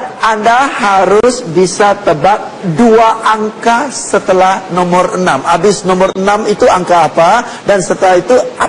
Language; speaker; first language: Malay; non-native, fluent; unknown